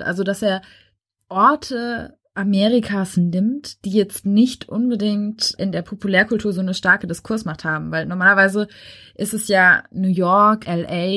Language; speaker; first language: German; native; German